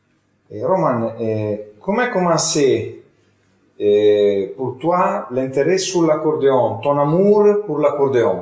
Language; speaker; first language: French; non-native, fluent; Italian